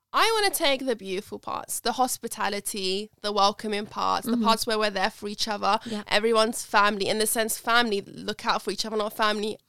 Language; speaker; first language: English; early bilingual, other home language; Arabic